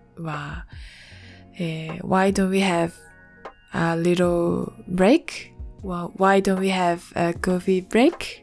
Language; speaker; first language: English; non-native, learner; Japanese